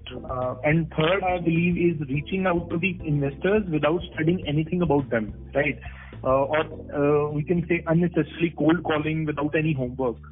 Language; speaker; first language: English; non-native, local second language; Punjabi